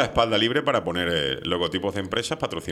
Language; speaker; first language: Spanish; native; Spanish